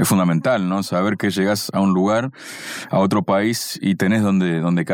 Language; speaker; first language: Spanish; native; Spanish